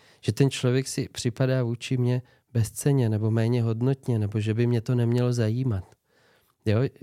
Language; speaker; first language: Czech; native; Czech